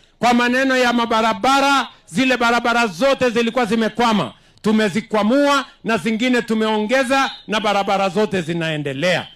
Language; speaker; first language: Swahili; non-native, local second language; Kalenjin